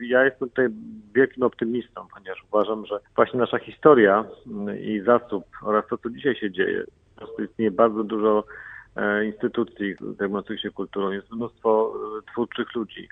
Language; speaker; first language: Polish; native; Polish